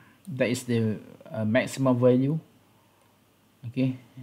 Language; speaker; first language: English; non-native, local second language; Malay